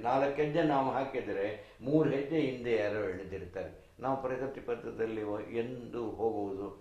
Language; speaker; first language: Kannada; native; Kannada